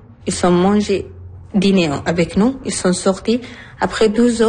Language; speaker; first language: French; non-native, learner; Arabic